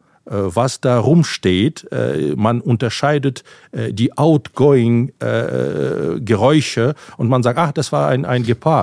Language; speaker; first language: German; non-native, fluent; Ukrainian